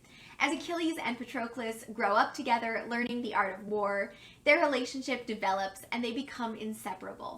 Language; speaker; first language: English; native; English